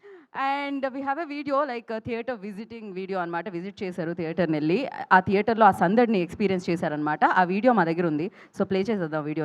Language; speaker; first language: Telugu; native; Telugu